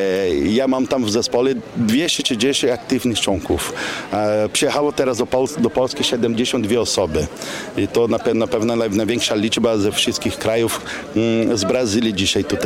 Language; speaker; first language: Polish; non-native, fluent; Portuguese